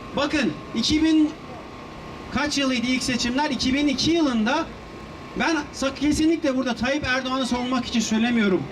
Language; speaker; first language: Turkish; native; Turkish